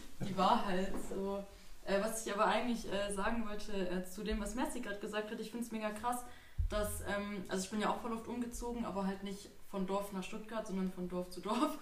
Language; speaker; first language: German; native; German